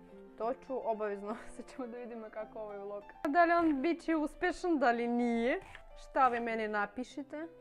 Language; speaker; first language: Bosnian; non-native, learner; Russian